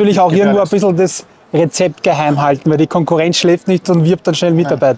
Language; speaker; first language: German; native; German